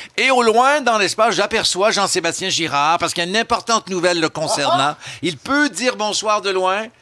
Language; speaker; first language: French; native; French